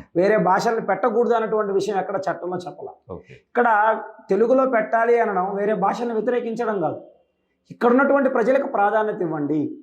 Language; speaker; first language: Telugu; native; Telugu